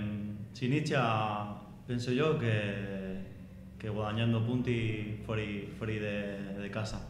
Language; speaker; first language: Italian; non-native, fluent; Spanish